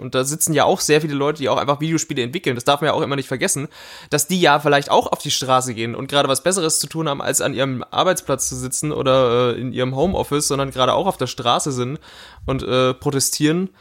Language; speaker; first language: German; native; German